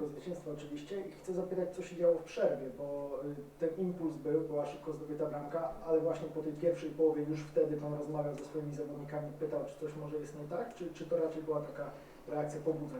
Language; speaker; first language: Polish; native; Polish